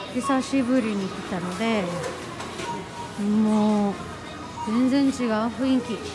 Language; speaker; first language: Japanese; non-native, learner; Filipino